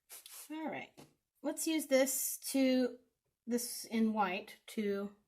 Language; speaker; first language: English; native; English